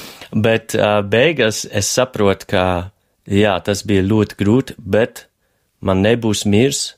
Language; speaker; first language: Latvian; non-native, fluent; English